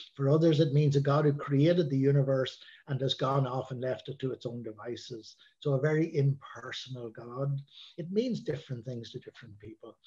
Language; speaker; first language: English; native; English